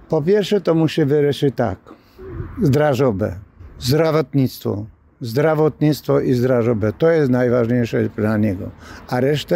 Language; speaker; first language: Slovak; non-native, local second language; Polish